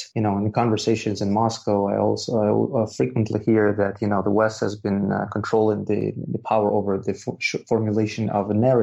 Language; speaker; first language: English; non-native, fluent; Russian